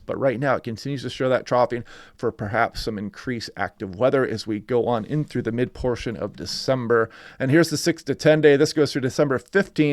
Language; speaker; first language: English; native; English